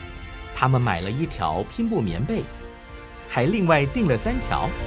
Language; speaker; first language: Chinese; native; Chinese